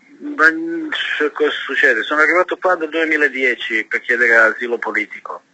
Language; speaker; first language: Italian; non-native, learner; Serbian